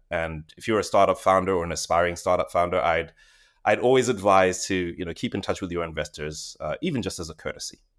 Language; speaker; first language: English; non-native, local second language; Shona